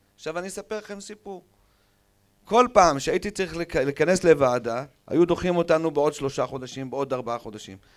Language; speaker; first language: Hebrew; native; Hebrew